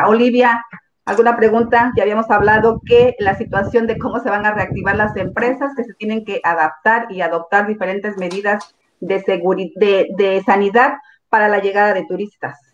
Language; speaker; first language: Spanish; native; Spanish